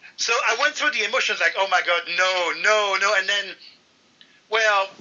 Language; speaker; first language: English; non-native, fluent; French